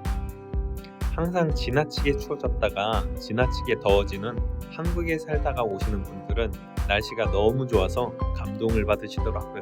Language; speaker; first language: Korean; native; Korean